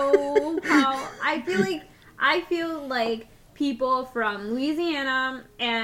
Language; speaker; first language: English; early bilingual, other home language; Spanish